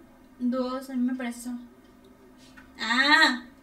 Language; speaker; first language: Spanish; native; Spanish